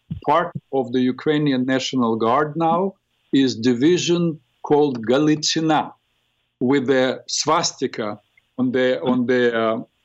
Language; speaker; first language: English; non-native, fluent; Russian